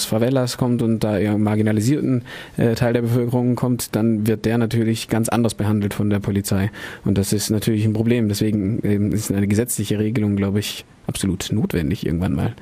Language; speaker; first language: German; native; German